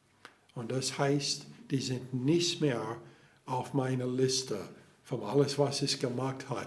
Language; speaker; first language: German; non-native, fluent; English